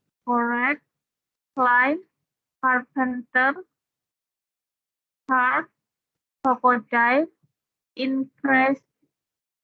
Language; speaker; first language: English; non-native, learner; Indonesian